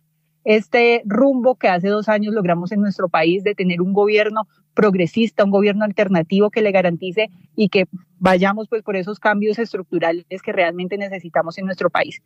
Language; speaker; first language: Spanish; native; Spanish